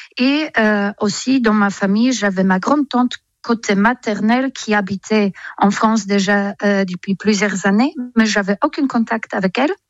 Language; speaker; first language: French; non-native, fluent; Polish